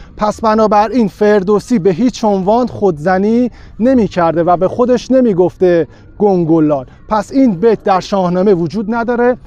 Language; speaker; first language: Persian; native; Persian